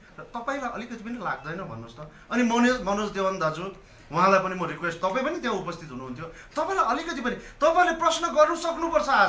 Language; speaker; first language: Nepali; native; Nepali